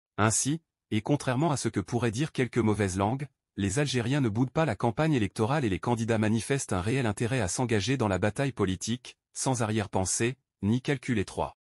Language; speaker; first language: French; non-native, local second language; Arabic